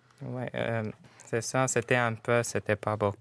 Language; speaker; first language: French; non-native, fluent; Arabic